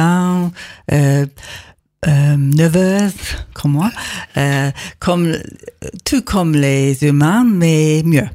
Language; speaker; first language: French; non-native, learner; English